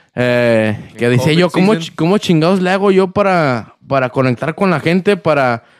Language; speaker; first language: Spanish; early bilingual, other home language; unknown